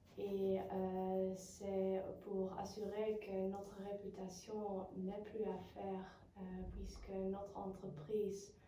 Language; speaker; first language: French; non-native, learner; Dutch